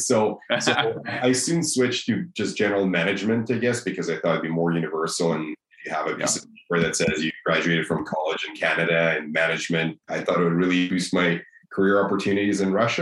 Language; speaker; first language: English; non-native, fluent; Russian